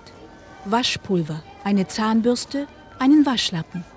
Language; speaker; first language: German; native; German